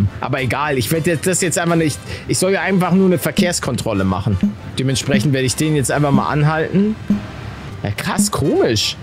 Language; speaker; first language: German; native; German